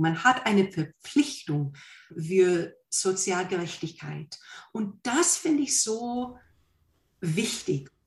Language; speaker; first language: German; non-native, fluent; English